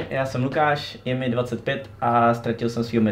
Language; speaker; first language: Czech; native; Czech